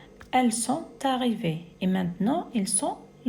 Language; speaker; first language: French; non-native, fluent; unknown